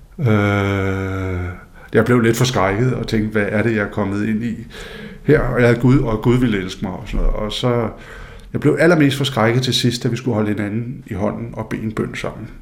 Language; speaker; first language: Danish; non-native, local second language; Faroese